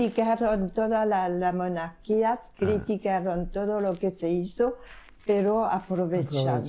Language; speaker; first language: Spanish; non-native, fluent; French